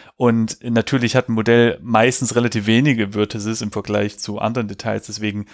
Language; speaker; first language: German; native; German